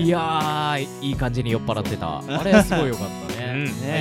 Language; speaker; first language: Japanese; native; Japanese